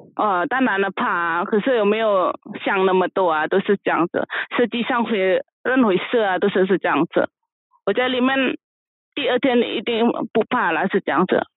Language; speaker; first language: Chinese; non-native, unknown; Indonesian